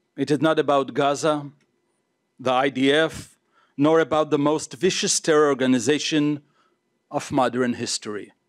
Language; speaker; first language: English; non-native, fluent; Hebrew